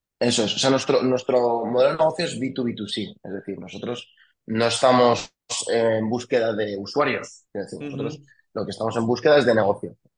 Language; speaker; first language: Spanish; early bilingual, other home language; French